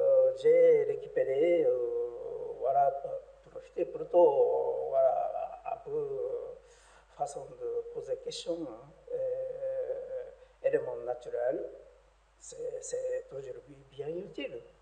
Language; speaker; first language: French; non-native, learner; Japanese